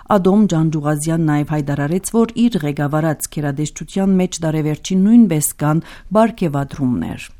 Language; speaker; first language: Armenian; early bilingual, heritage; Armenian